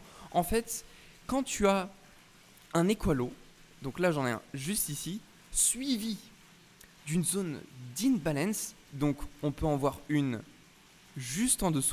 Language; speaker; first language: French; native; French